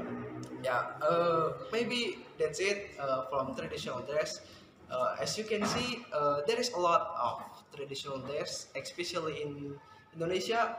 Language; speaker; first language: English; non-native, fluent; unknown